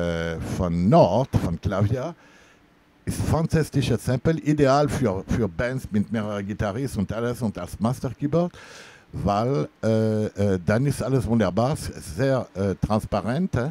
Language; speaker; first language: German; non-native, fluent; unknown